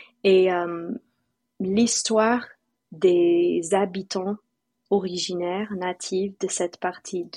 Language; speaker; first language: French; non-native, fluent; English